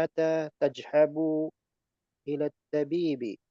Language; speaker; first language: Arabic; non-native, learner; Indonesian